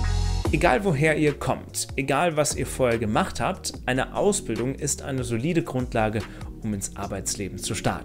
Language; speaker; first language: German; native; German